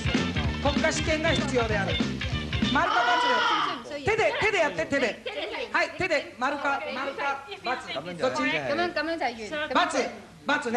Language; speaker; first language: Japanese; native; Japanese